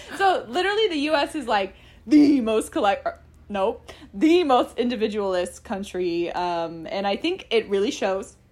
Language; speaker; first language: English; native; English